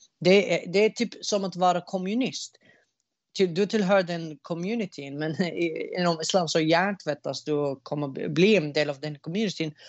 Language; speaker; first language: Swedish; early bilingual, other home language; Arabic